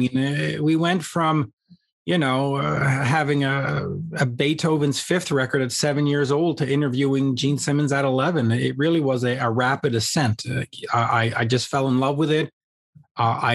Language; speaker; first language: English; native; English